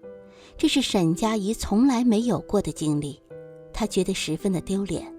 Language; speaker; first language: Chinese; native; Chinese